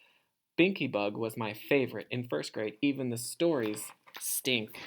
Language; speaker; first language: English; native; English